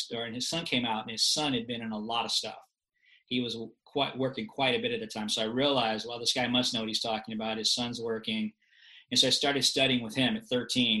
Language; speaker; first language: English; native; English